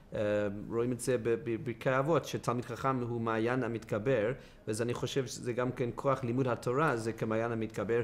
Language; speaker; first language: Hebrew; non-native, fluent; English